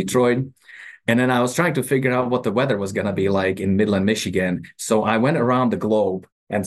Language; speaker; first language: English; non-native, fluent; Czech